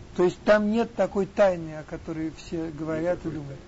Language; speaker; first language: Russian; native; Russian